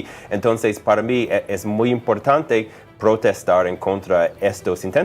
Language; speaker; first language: Spanish; non-native, fluent; English